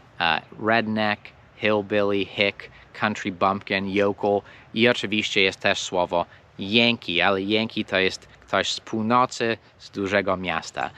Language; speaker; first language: Polish; non-native, fluent; English